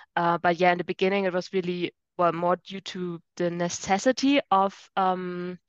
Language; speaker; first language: English; non-native, fluent; German